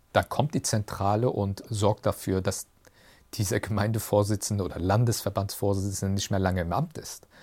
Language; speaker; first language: German; early bilingual, other home language; Turkish